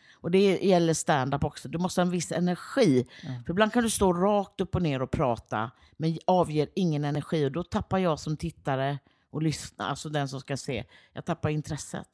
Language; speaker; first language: Swedish; native; Swedish